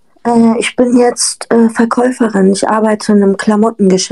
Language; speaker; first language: German; native; German